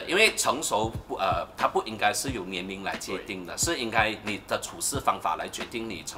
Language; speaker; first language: Chinese; native; Chinese